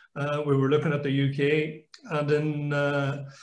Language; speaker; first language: English; native; English